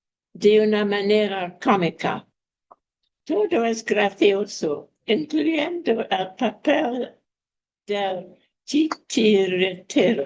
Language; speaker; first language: Spanish; non-native, fluent; English